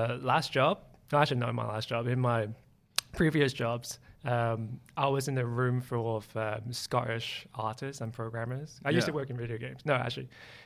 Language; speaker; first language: English; native; English